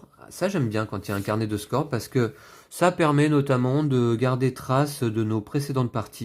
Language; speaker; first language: French; native; French